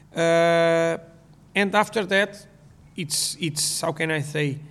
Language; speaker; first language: English; non-native, learner; Portuguese